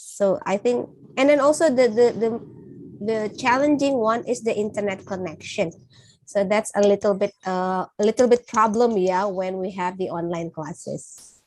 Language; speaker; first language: English; non-native, fluent; Indonesian